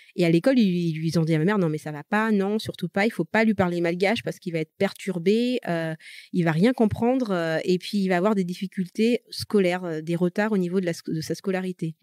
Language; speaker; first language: French; early bilingual, other home language; Malagasy